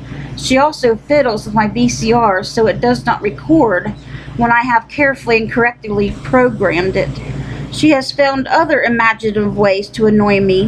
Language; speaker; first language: English; native; English